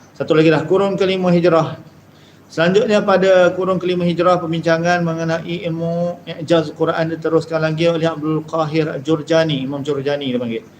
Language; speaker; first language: Malay; native; Malay